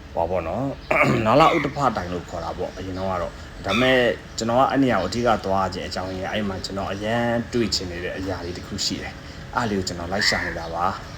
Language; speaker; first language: Burmese; non-native, local second language; Pa'o Karen